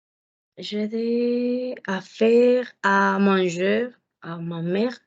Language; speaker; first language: French; non-native, learner; Spanish